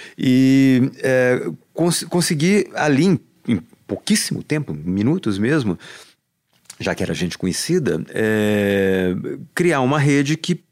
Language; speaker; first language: Portuguese; native; Portuguese